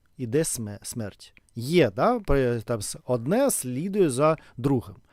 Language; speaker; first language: Ukrainian; non-native, local second language; Russian